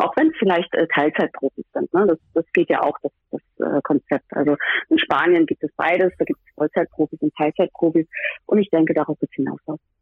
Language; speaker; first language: German; native; German